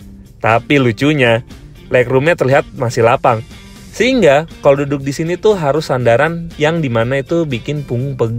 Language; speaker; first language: Indonesian; native; Indonesian